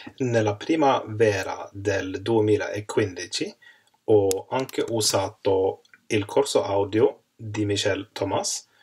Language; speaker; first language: Italian; non-native, learner; Swedish